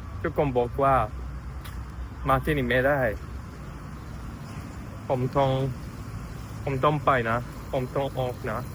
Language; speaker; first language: Thai; non-native, learner; Japanese